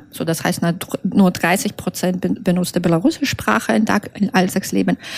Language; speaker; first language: German; non-native, fluent; Russian